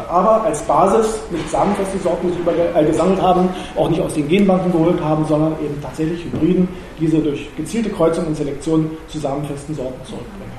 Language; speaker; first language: German; native; German